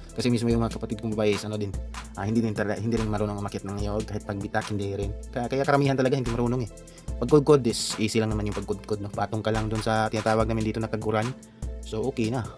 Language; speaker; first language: Filipino; non-native, local second language; Cebuano